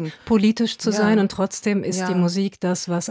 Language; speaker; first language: German; native; German